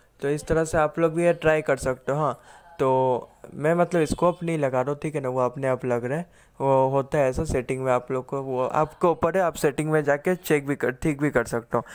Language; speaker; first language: Hindi; native; Hindi